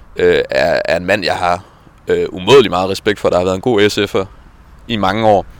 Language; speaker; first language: Danish; native; Danish